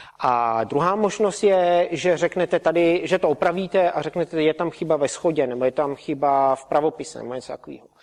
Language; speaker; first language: Czech; native; Czech